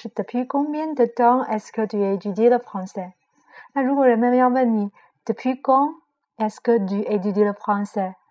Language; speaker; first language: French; non-native, fluent; Chinese